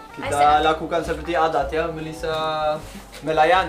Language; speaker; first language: Indonesian; non-native, learner; Norwegian